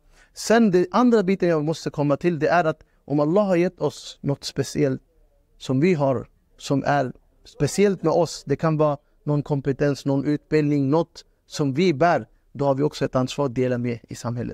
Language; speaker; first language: Swedish; non-native, fluent; Urdu